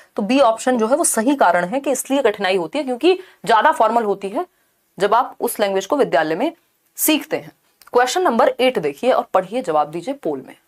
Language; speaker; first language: Hindi; native; Hindi